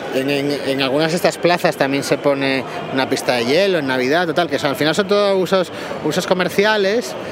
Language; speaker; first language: Spanish; native; Spanish